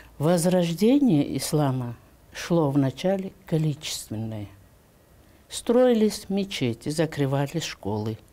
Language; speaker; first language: Russian; non-native, local second language; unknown